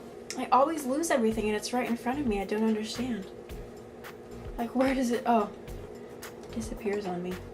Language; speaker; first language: English; native; English